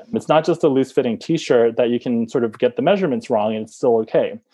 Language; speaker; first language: English; native; English